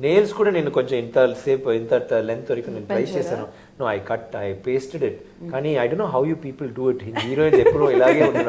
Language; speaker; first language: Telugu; non-native, learner; Tamil